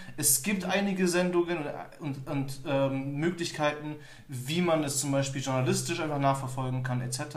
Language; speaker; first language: German; early bilingual, other home language; Turkish